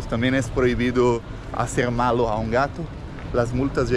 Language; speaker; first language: Spanish; non-native, fluent; Portuguese